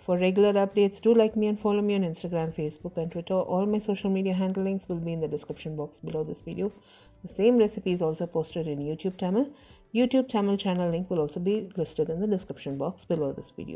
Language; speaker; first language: English; non-native, local second language; Tamil